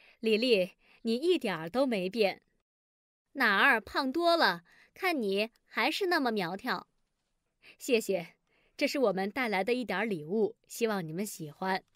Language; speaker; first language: Chinese; native; Chinese